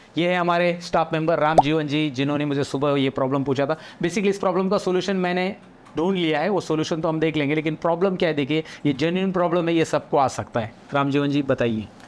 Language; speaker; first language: Hindi; native; Hindi